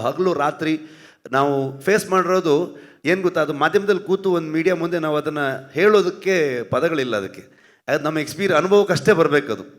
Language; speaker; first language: Kannada; native; Kannada